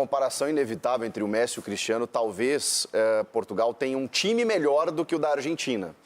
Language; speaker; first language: Portuguese; native; Portuguese